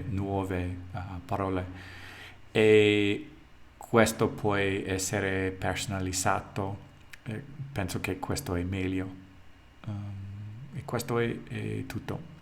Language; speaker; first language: Italian; non-native, learner; English